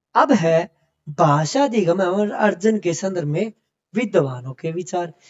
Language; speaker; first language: Hindi; native; Hindi